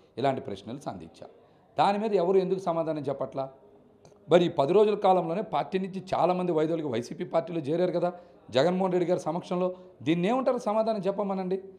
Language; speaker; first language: Telugu; native; Telugu